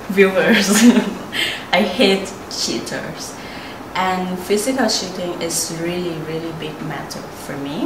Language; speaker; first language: English; non-native, fluent; Thai